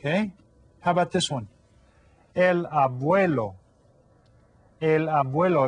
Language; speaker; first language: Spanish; non-native, fluent; English